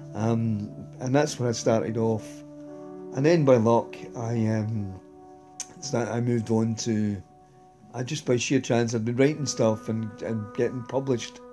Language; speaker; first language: English; native; English